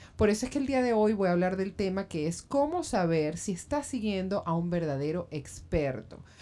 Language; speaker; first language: Spanish; native; Spanish